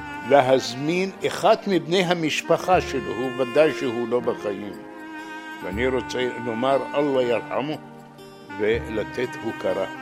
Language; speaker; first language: Hebrew; non-native, fluent; Arabic